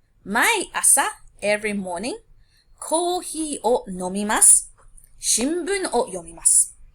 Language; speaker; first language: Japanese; non-native, fluent; English